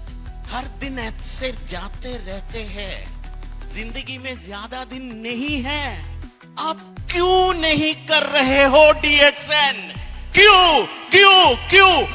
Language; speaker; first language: Hindi; non-native, fluent; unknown